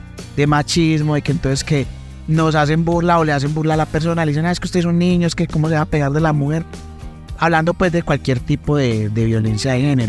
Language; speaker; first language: Spanish; native; Spanish